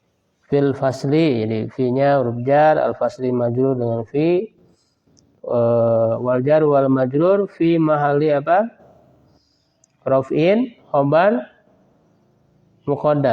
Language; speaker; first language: Arabic; non-native, fluent; Indonesian